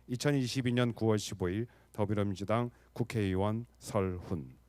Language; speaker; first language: Korean; native; Korean